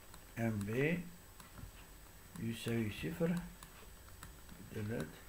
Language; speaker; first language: Arabic; native; Arabic